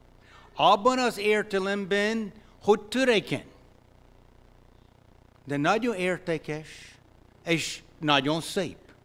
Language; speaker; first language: Hungarian; non-native, fluent; English